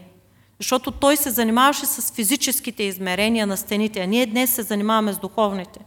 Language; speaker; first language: Bulgarian; native; Bulgarian